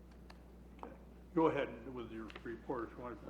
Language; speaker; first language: English; native; English